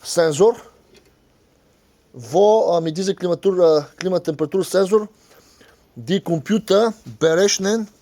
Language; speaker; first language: German; non-native, learner; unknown